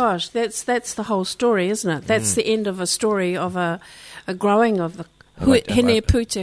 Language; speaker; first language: English; native; English